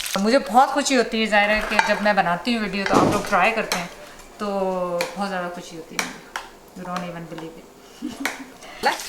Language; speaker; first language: Urdu; native; Urdu